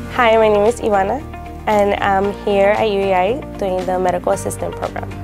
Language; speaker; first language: English; early bilingual, other home language; Spanish